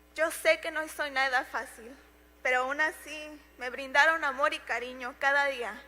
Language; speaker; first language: Spanish; early bilingual, heritage; Spanish